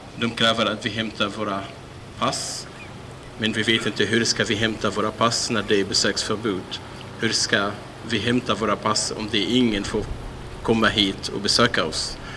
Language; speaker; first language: Swedish; non-native, fluent; Arabic